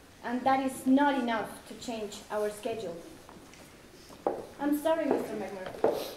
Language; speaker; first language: English; non-native, fluent; Spanish